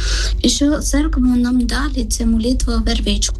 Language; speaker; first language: Ukrainian; non-native, learner; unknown